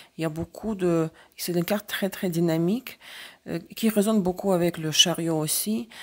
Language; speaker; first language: French; non-native, fluent; Russian